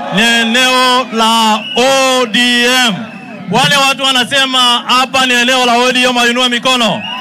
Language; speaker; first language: Swahili; non-native, local second language; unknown